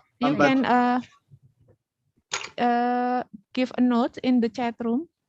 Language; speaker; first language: English; non-native, learner; Indonesian